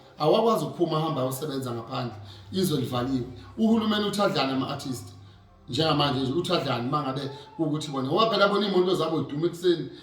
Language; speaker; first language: Zulu; native; Zulu